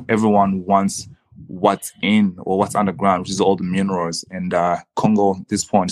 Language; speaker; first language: English; early bilingual, other home language; Swahili